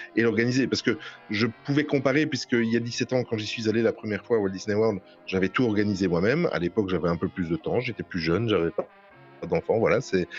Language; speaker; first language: French; native; French